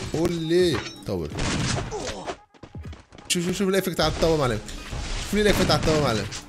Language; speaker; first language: Arabic; native; Arabic